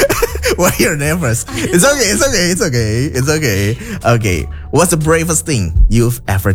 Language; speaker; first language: English; non-native, learner; Indonesian